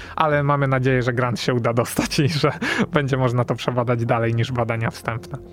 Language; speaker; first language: Polish; native; Polish